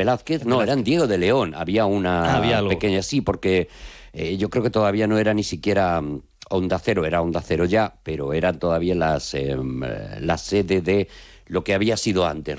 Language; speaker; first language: Spanish; native; Spanish